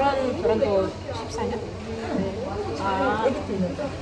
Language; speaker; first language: Korean; non-native, learner; Russian